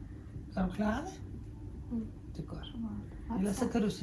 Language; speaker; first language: Danish; native; Danish